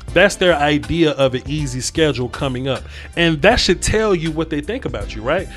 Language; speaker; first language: English; native; English